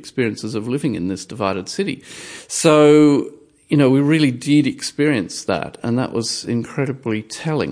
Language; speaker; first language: English; native; English